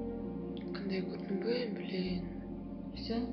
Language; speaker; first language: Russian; non-native, local second language; Kyrgyz